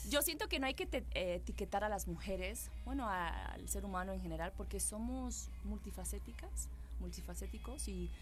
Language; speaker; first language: Spanish; early bilingual, heritage; Spanish